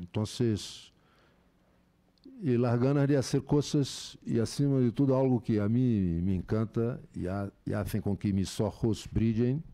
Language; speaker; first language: Spanish; non-native, fluent; Portuguese